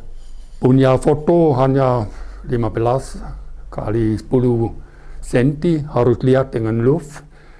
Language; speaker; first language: Indonesian; non-native, fluent; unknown